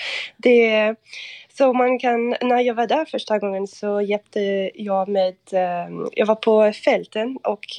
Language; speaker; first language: Swedish; non-native, fluent; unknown